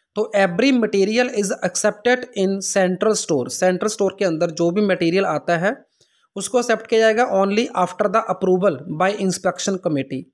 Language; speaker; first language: Hindi; non-native, local second language; Punjabi